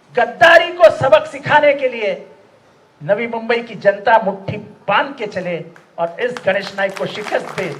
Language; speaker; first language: Hindi; non-native, local second language; Marathi